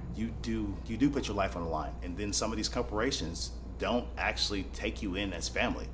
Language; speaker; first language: English; native; English